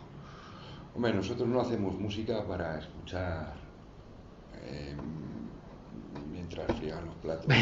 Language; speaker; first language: Spanish; native; Spanish